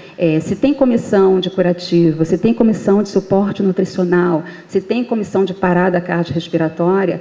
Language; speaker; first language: Portuguese; native; Portuguese